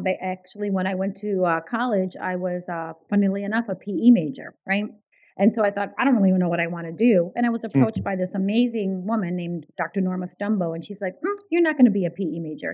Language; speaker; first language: English; early bilingual, other home language; Ukrainian